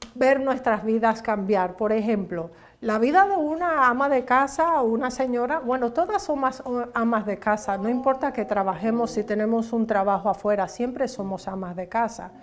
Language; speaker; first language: Spanish; early bilingual, heritage; Spanish